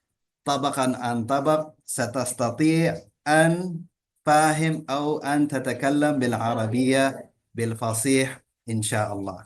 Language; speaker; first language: Arabic; early bilingual, heritage; Indonesian